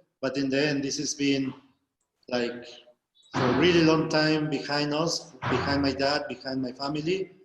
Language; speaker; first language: English; non-native, fluent; Spanish